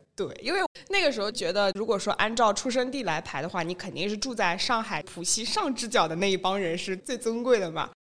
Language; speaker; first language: Chinese; native; Chinese